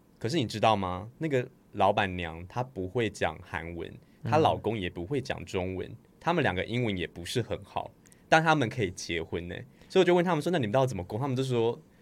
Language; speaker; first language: Chinese; native; Chinese